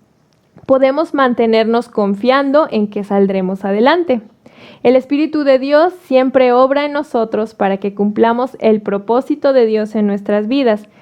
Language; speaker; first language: Spanish; native; Spanish